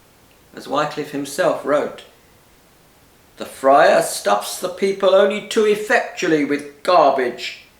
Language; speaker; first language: English; native; English